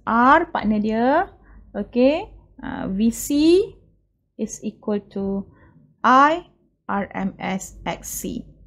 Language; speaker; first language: English; non-native, local second language; Malay